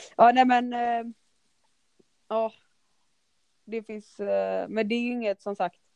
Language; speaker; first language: Swedish; early bilingual, other home language; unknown